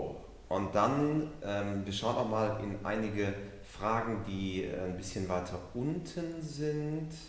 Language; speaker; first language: German; native; German